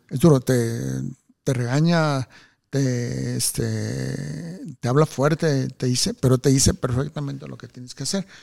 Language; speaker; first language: Spanish; native; Spanish